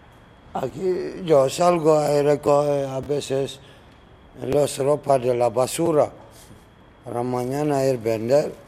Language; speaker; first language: Spanish; non-native, learner; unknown